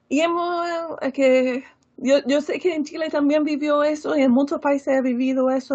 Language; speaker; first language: Spanish; non-native, fluent; English